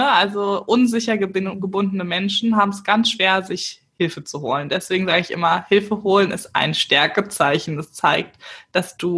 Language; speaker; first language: German; native; German